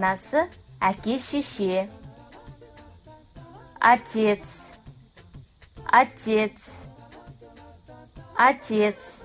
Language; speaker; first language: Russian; non-native, fluent; Kazakh